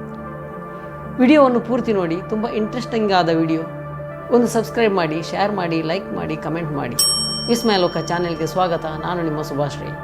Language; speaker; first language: Kannada; native; Kannada